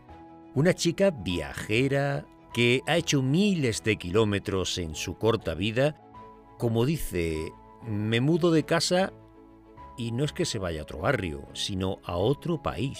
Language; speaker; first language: Spanish; native; Spanish